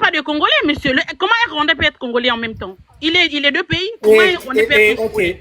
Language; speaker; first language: French; non-native, local second language; Lingala